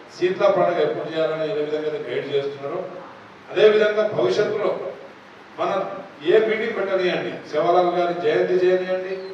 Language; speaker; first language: Telugu; non-native, local second language; Lambadi